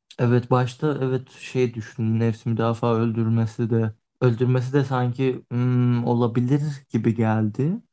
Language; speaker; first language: Turkish; native; Turkish